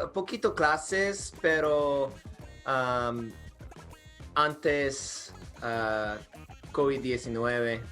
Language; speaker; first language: Spanish; non-native, learner; English